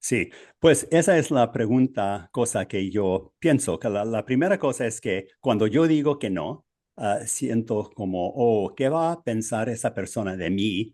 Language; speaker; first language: Spanish; non-native, fluent; English